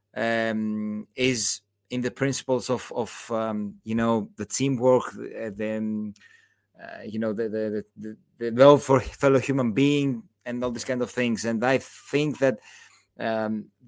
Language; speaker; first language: English; non-native, fluent; Greek